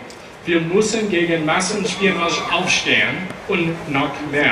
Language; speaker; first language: German; non-native, learner; English